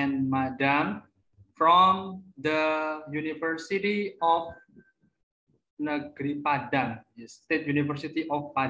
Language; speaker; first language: English; non-native, learner; Indonesian